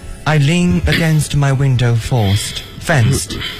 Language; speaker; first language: English; non-native, fluent; Chinese